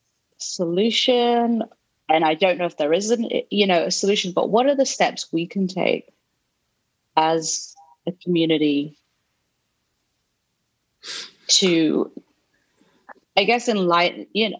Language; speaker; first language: English; native; English